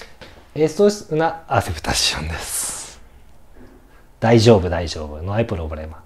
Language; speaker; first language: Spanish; non-native, learner; Japanese